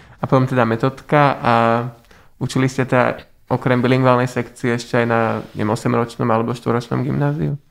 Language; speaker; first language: Slovak; native; Slovak